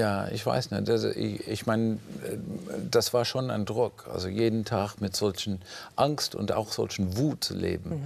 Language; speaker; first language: German; non-native, fluent; English